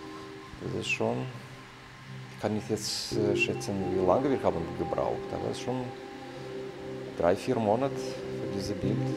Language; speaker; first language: German; non-native, fluent; Russian